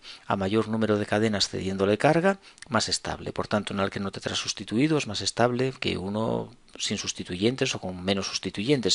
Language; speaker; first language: Spanish; native; Spanish